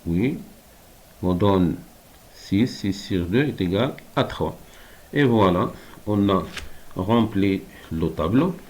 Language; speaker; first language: French; non-native, local second language; Arabic